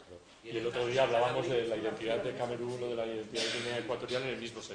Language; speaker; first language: Spanish; native; Spanish